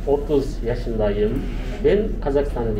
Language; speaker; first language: Turkish; non-native, learner; Kazakh